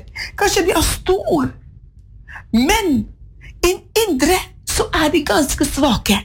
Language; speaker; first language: Norwegian; non-native, fluent; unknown